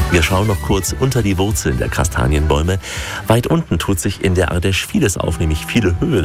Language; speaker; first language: German; native; German